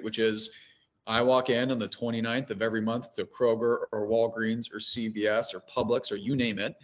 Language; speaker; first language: English; native; English